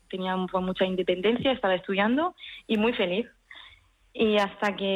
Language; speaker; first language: Spanish; early bilingual, heritage; French